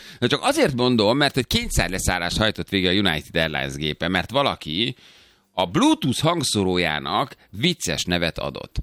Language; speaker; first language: Hungarian; native; Hungarian